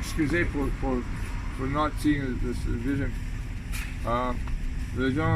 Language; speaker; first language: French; non-native, learner; English